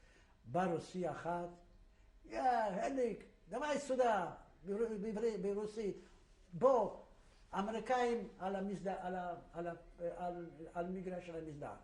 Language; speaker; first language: Hebrew; non-native, fluent; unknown